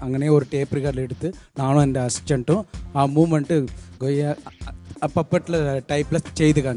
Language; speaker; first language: Malayalam; non-native, learner; Tamil